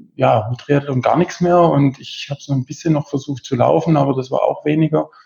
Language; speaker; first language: German; native; German